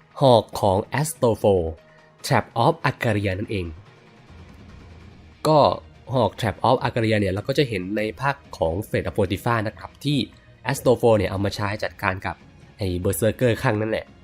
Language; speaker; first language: Thai; native; Thai